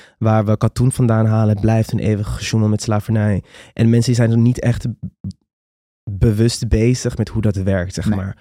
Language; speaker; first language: Dutch; non-native, local second language; Papiamento